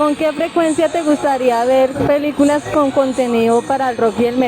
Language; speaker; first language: Spanish; native; Spanish